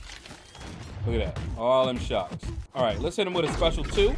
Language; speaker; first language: English; native; English